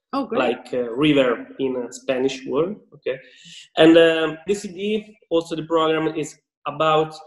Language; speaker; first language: English; non-native, fluent; Italian